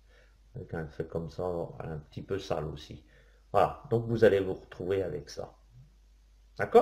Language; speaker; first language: French; native; French